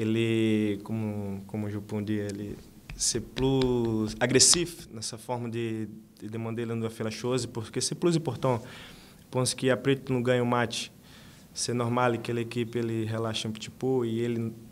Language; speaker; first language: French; non-native, learner; Portuguese